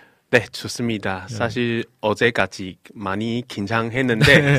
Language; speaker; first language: Korean; non-native, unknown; Chinese